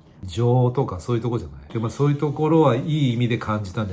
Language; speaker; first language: Japanese; native; Japanese